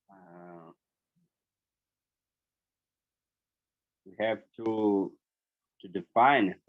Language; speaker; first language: English; non-native, learner; Portuguese